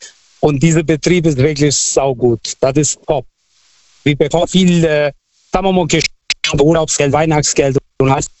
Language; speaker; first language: German; non-native, fluent; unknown